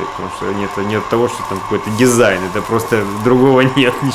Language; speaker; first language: Russian; native; Russian